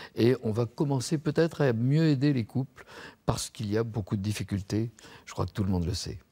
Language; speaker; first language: French; native; French